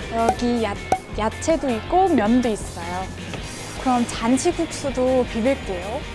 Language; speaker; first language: Korean; non-native, fluent; German